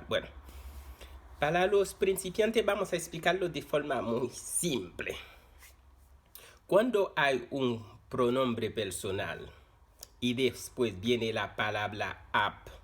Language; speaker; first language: Spanish; non-native, fluent; Haitian Creole